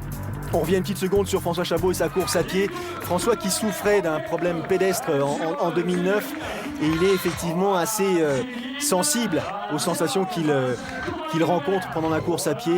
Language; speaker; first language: French; native; French